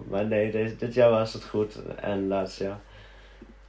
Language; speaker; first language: Dutch; early bilingual, heritage; Dutch